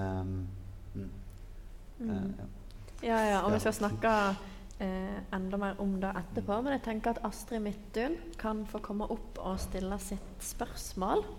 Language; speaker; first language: Norwegian; native; Norwegian